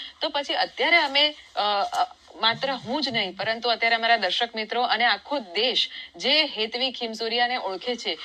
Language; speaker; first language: Gujarati; native; Gujarati